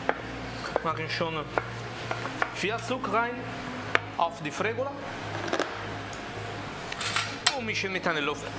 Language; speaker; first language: German; non-native, learner; Italian